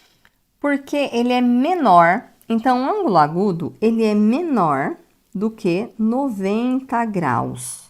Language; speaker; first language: Portuguese; native; Portuguese